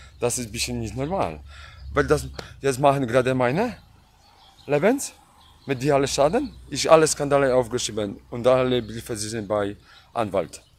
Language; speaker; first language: German; non-native, learner; Polish